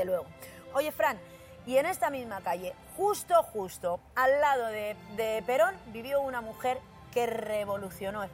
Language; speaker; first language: Spanish; native; Spanish